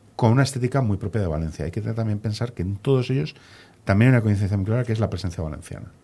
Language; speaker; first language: Spanish; native; Spanish